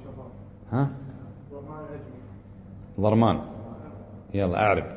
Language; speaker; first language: Arabic; native; Arabic